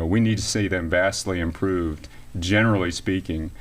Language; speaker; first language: English; native; English